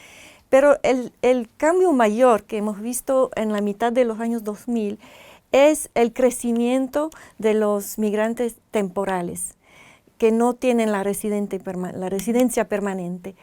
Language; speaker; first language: Spanish; non-native, fluent; French